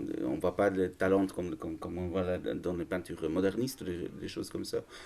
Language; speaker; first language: French; non-native, learner; German